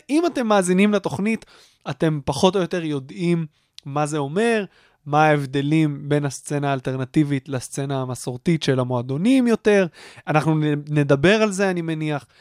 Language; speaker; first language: Hebrew; native; Hebrew